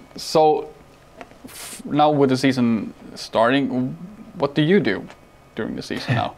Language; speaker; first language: English; non-native, fluent; Swedish